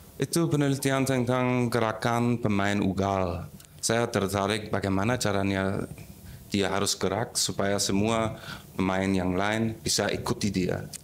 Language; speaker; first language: Indonesian; non-native, fluent; German